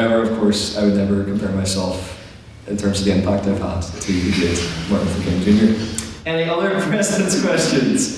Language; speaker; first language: English; native; English